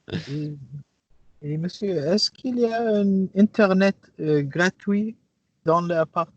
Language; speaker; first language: French; non-native, learner; English